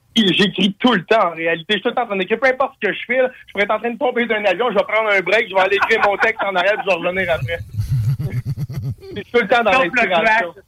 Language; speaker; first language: French; native; French